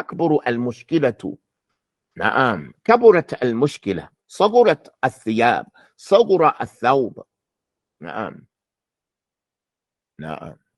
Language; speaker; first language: Arabic; non-native, fluent; English